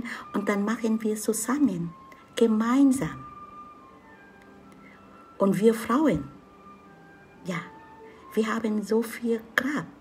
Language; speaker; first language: German; non-native, learner; Vietnamese